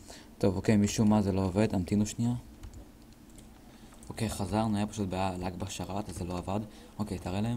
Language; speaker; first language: Hebrew; native; Hebrew